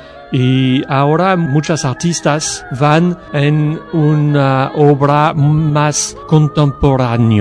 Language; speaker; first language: Spanish; non-native, learner; French